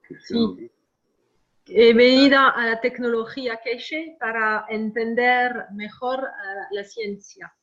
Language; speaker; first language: Spanish; non-native, fluent; French